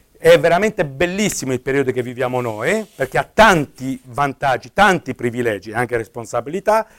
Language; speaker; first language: Italian; native; Italian